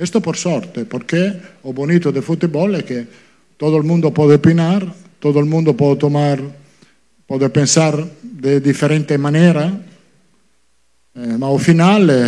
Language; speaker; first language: Portuguese; non-native, fluent; Italian